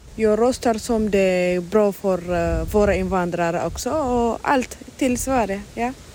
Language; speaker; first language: Swedish; non-native, learner; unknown